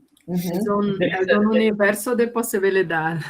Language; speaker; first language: Spanish; non-native, learner; Portuguese